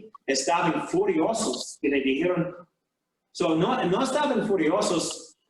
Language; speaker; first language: Spanish; non-native, fluent; English